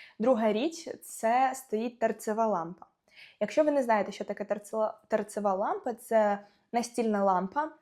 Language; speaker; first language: Ukrainian; non-native, local second language; Russian